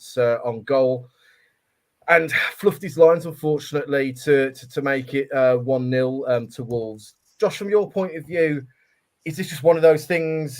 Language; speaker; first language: English; native; English